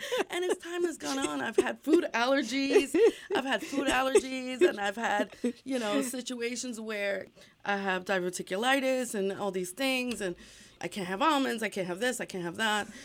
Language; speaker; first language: English; early bilingual, other home language; Spanish